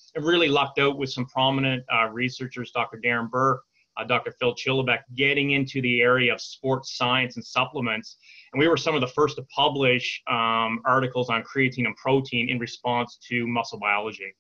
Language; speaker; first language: English; native; English